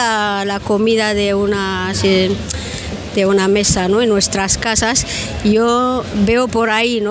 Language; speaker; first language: Spanish; non-native, learner; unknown